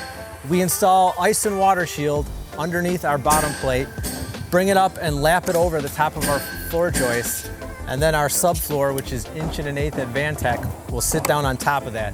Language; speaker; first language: English; native; English